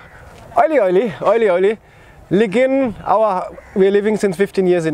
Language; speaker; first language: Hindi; non-native, learner; German